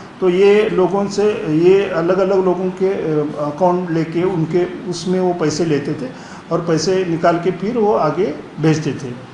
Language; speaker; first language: Hindi; non-native, local second language; Marathi